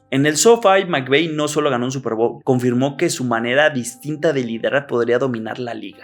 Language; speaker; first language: Spanish; native; Spanish